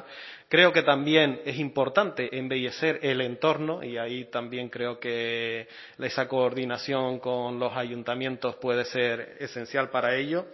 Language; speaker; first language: Spanish; native; Spanish